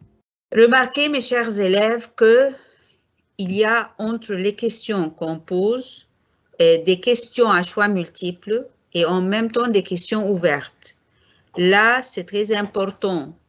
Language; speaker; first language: French; non-native, fluent; Arabic